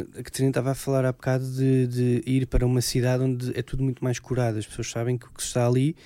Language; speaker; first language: Portuguese; native; Portuguese